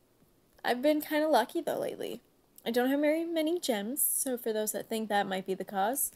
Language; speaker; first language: English; native; English